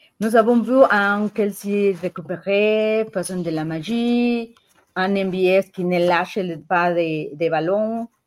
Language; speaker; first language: French; non-native, learner; Spanish